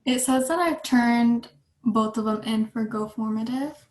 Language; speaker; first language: English; native; English